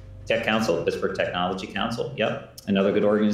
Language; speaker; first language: English; native; English